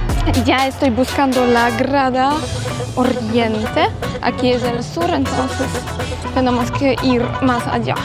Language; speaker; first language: Spanish; non-native, fluent; Polish